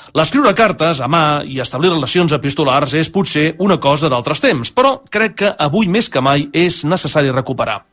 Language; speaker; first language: Catalan; native; Catalan